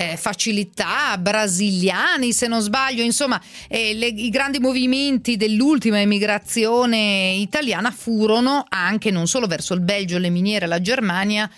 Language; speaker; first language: Italian; native; Italian